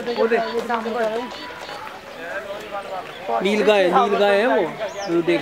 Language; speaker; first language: Russian; non-native, learner; Hindi